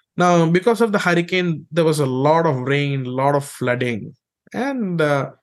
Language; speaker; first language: English; non-native, local second language; Malayalam